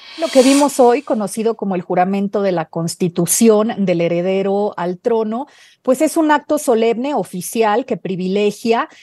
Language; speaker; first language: Spanish; native; Spanish